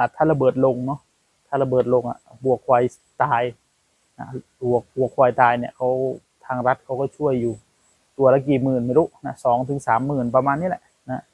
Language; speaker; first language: Thai; native; Thai